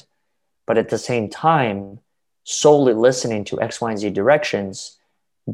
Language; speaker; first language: English; early bilingual, other home language; Russian